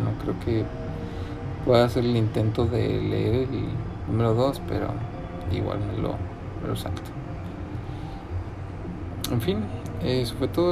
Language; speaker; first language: Spanish; native; Spanish